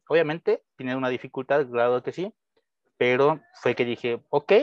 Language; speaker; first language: Spanish; native; Spanish